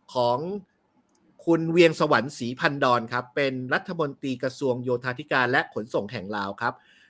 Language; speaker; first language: Thai; native; Thai